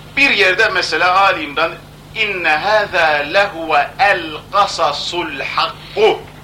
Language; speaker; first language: Turkish; non-native, local second language; Kurdish